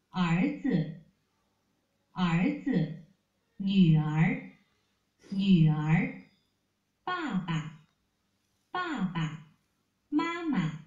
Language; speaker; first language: Chinese; non-native, learner; Vietnamese